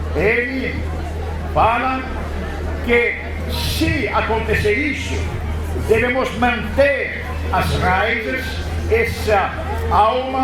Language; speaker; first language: Portuguese; non-native, fluent; French